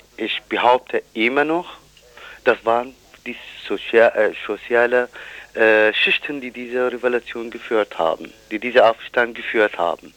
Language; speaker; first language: German; non-native, fluent; Kurdish